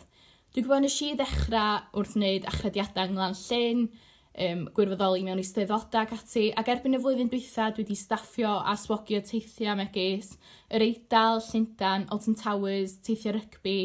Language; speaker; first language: Welsh; native; Welsh